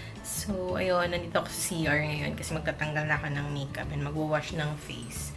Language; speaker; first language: Filipino; native; Filipino